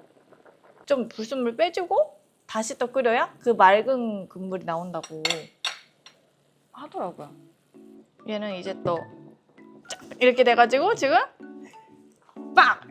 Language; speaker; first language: Korean; non-native, fluent; Japanese